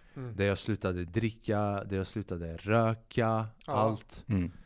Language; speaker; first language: Swedish; early bilingual, other home language; Albanian